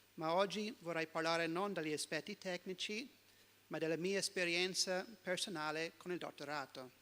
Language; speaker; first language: Italian; non-native, fluent; English